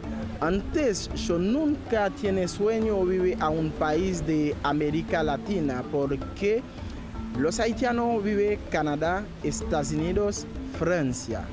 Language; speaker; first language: Spanish; non-native, learner; Haitian Creole